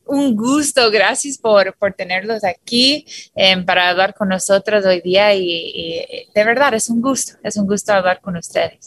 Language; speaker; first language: Spanish; non-native, fluent; English